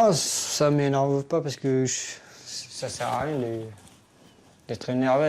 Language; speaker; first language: French; non-native, fluent; Persian